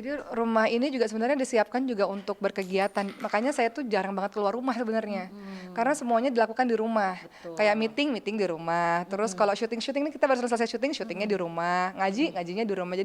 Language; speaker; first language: Indonesian; native; Indonesian